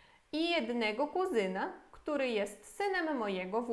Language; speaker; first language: Polish; non-native, fluent; Portuguese